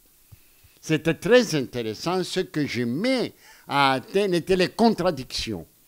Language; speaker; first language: French; non-native, fluent; Greek